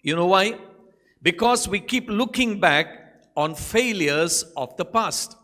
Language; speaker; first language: English; non-native, local second language; Tamil